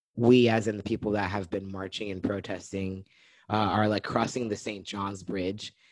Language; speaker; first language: English; native; English